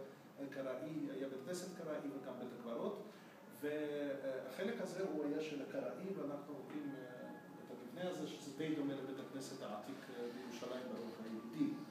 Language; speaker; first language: Hebrew; non-native, fluent; Russian